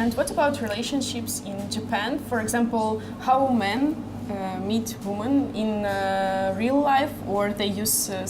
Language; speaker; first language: English; non-native, learner; Russian